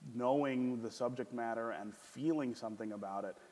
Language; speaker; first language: English; native; English